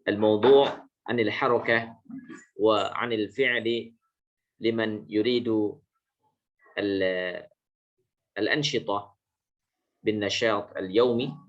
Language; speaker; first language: Arabic; non-native, fluent; Indonesian